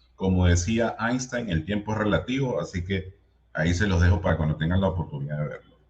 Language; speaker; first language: Spanish; native; Spanish